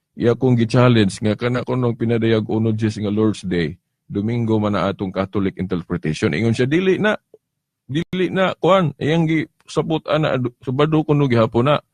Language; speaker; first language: Cebuano; native; Cebuano